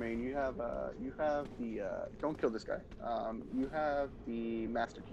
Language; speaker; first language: English; native; English